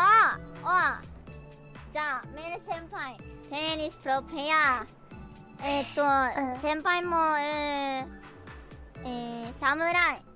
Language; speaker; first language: Japanese; non-native, learner; Indonesian